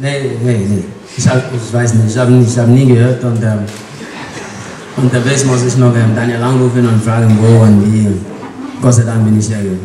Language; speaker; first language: German; non-native, learner; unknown